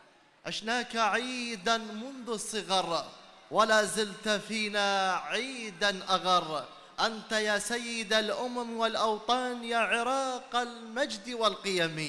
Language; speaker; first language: Arabic; native; Arabic